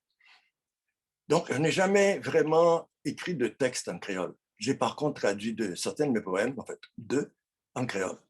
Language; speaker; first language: French; non-native, local second language; Haitian Creole